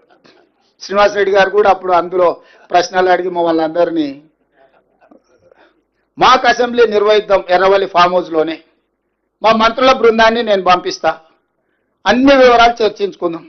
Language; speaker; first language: Telugu; native; Telugu